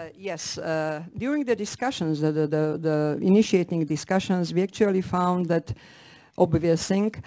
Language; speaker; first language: English; non-native, fluent; Slovak